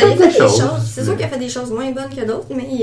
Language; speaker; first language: French; native; French